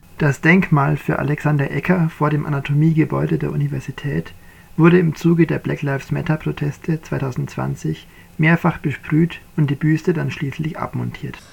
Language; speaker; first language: German; native; German